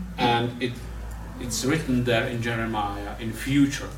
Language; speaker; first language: English; non-native, fluent; Czech